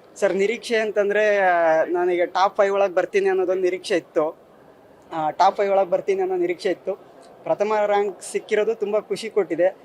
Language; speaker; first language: Kannada; native; Kannada